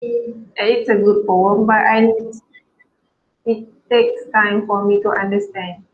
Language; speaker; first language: English; non-native, local second language; Malay